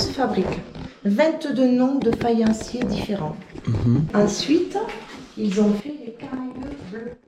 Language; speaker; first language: French; native; French